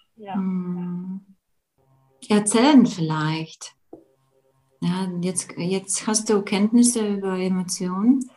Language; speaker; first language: German; non-native, fluent; Latvian